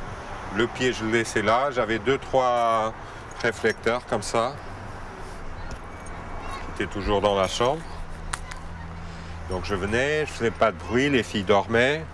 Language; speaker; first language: French; non-native, fluent; Portuguese